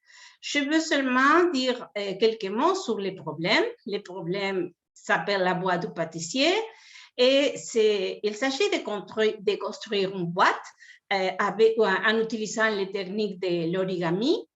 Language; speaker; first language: French; non-native, fluent; Spanish